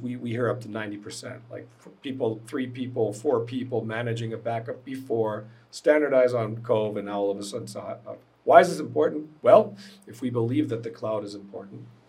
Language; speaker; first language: English; non-native, fluent; German